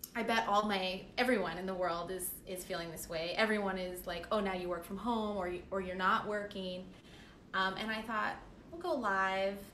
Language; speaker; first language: English; native; English